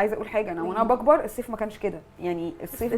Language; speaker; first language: Arabic; native; Arabic